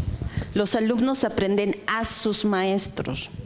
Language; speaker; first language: Spanish; native; Spanish